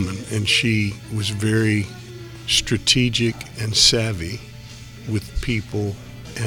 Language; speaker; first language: English; native; English